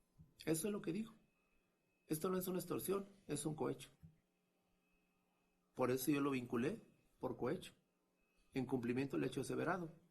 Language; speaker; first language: Spanish; native; Spanish